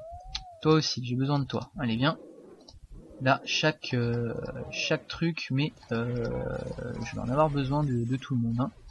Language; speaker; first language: French; native; French